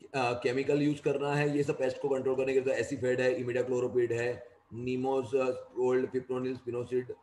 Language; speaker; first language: Hindi; non-native, local second language; Gujarati